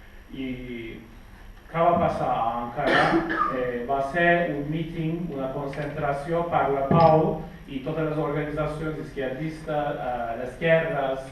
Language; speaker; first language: Catalan; non-native, fluent; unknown